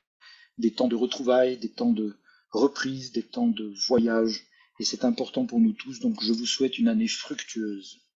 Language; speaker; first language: French; native; French